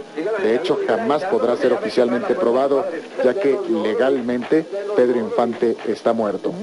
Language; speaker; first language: Spanish; native; Spanish